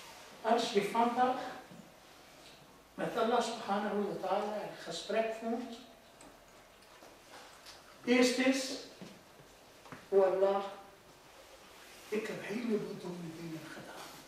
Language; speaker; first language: Dutch; non-native, fluent; Urdu